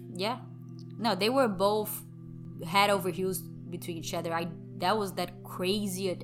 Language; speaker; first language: English; non-native, fluent; Portuguese